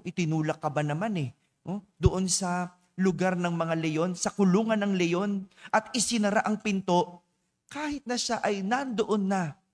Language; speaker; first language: Filipino; native; Filipino